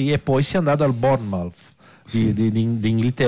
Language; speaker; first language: Italian; non-native, fluent; Portuguese